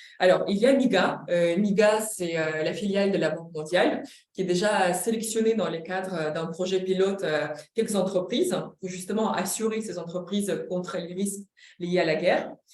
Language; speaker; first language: French; non-native, fluent; Ukrainian